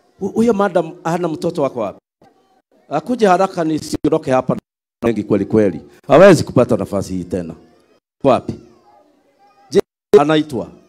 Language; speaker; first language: Swahili; non-native, local second language; Kikuyu